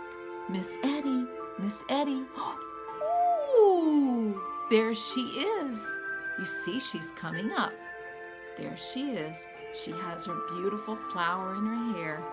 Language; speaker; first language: English; native; English